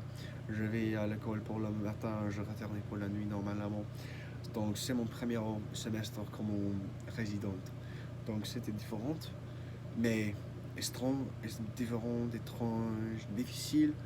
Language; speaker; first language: French; non-native, learner; English